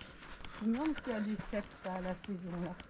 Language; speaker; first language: French; native; French